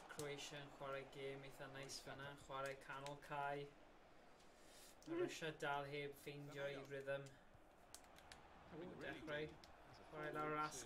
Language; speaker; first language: Welsh; native; Welsh